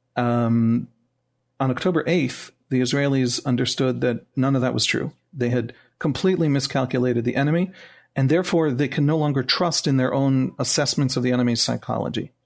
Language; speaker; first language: English; non-native, fluent; Hebrew